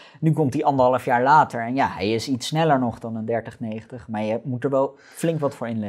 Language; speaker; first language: Dutch; native; Dutch